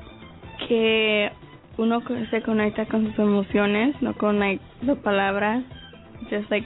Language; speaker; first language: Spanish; early bilingual, heritage; Spanish